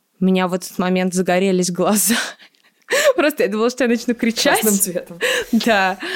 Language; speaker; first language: Russian; native; Russian